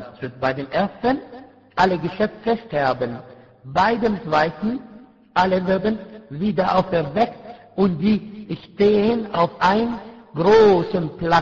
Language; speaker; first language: German; non-native, fluent; Arabic